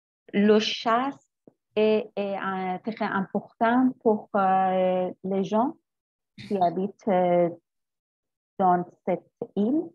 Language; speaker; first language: French; non-native, learner; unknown